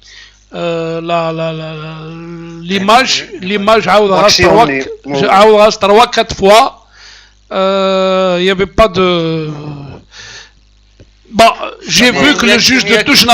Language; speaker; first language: French; non-native, local second language; Kabyle